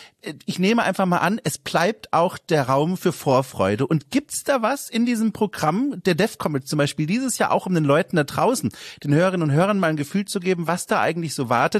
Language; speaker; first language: German; native; German